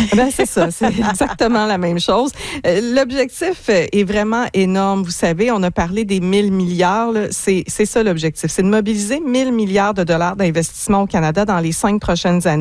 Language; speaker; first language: French; native; French